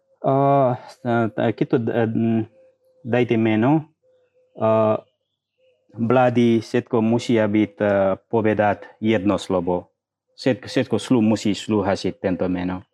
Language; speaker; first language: Slovak; non-native, learner; Nepali